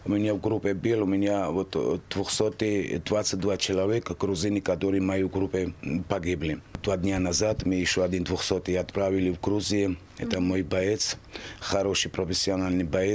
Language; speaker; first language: Ukrainian; non-native, fluent; Georgian